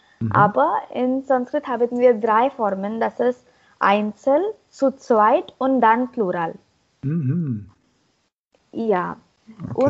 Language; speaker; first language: German; non-native, learner; Marathi